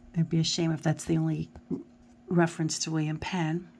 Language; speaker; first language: English; native; English